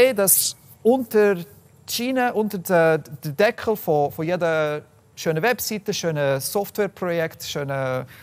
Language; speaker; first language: German; non-native, fluent; English